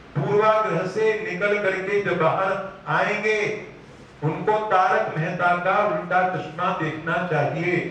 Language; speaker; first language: Hindi; non-native, local second language; Gujarati